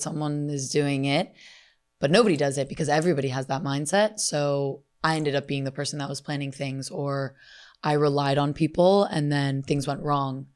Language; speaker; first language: English; native; English